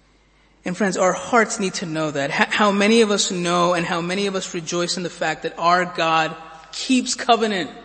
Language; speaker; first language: English; native; English